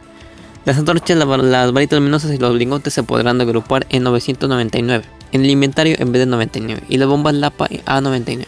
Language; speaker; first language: Spanish; native; Spanish